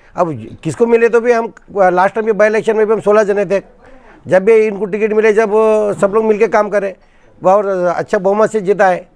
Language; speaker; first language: Hindi; non-native, local second language; Kannada